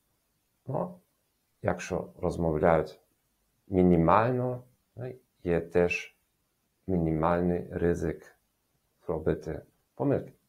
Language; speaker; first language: Ukrainian; non-native, learner; German